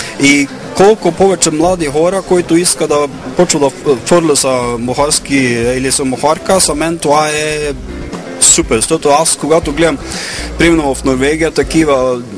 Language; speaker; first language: Bulgarian; non-native, fluent; Norwegian